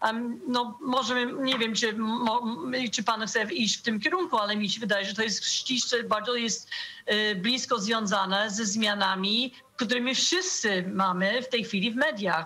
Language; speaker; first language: Polish; non-native, fluent; English